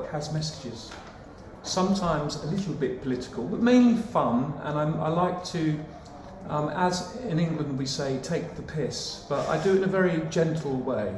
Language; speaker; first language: English; native; English